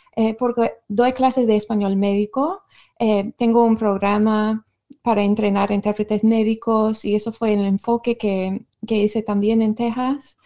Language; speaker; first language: Spanish; non-native, fluent; English